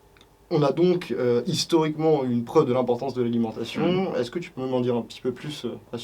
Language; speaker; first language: French; native; French